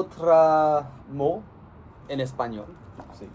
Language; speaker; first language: Spanish; non-native, learner; French